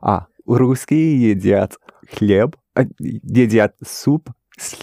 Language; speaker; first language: Russian; non-native, learner; English